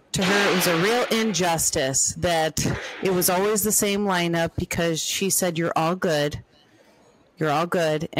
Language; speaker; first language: English; native; English